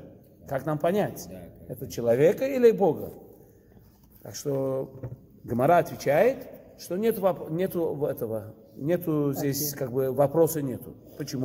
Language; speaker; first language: Russian; early bilingual, heritage; Russian